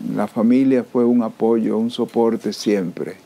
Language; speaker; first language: Spanish; native; Spanish